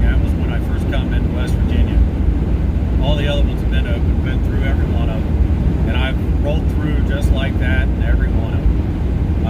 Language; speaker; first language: English; native; English